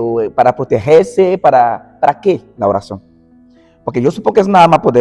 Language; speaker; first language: Spanish; non-native, fluent; Portuguese